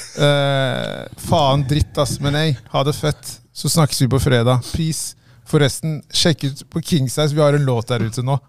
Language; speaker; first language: Norwegian; native; Norwegian